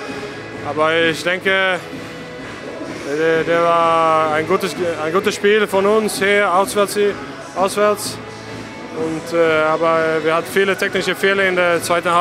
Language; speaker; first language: German; non-native, learner; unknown